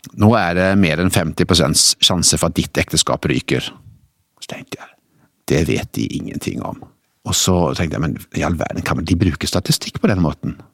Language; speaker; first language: Norwegian; native; Norwegian